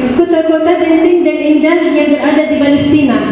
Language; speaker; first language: Indonesian; non-native, learner; Arabic